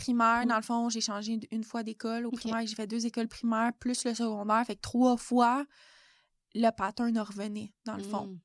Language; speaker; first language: French; native; French